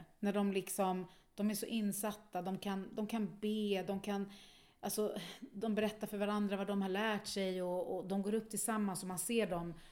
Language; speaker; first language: Swedish; native; Swedish